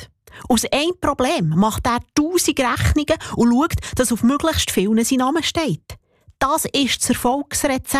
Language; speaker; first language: German; native; German